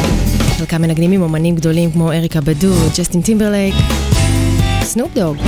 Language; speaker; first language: Hebrew; native; Hebrew